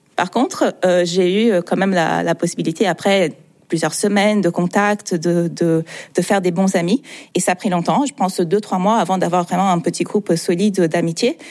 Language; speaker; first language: French; non-native, fluent; Portuguese